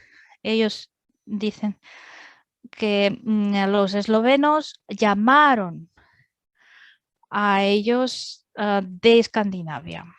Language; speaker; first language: Spanish; non-native, fluent; Russian